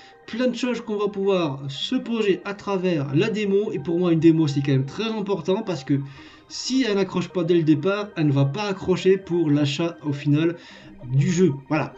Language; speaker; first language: French; native; French